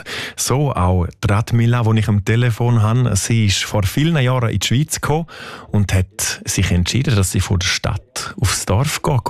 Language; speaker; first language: German; native; German